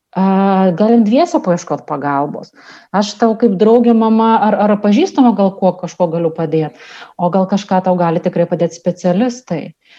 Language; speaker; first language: Lithuanian; non-native, local second language; Russian